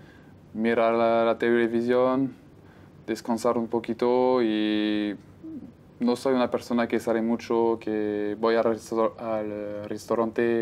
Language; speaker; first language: Spanish; non-native, fluent; French